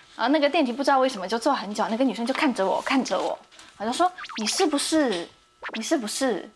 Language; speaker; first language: Chinese; non-native, fluent; Polish